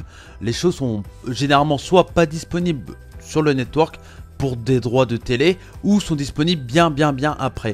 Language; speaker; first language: French; native; French